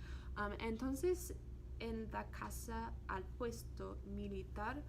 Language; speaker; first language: Spanish; non-native, learner; English